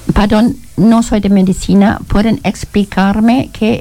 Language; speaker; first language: Spanish; non-native, learner; German